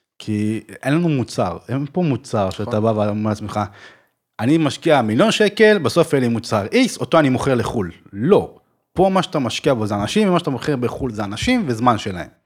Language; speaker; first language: Hebrew; native; Hebrew